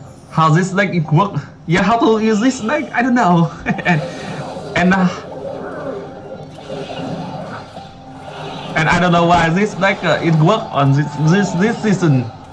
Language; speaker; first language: English; non-native, learner; Vietnamese